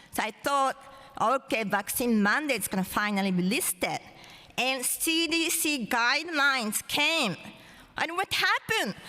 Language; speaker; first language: English; non-native, fluent; Japanese